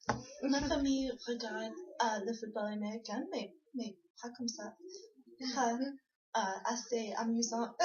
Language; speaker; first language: French; non-native, learner; English